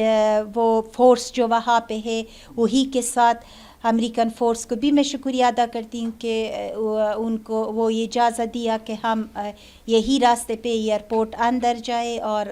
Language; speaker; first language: Hindi; non-native, learner; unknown